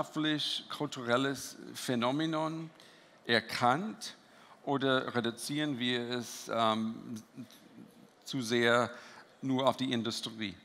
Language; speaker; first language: German; non-native, fluent; English